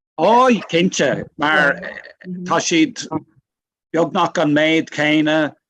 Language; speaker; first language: Irish; non-native, local second language; English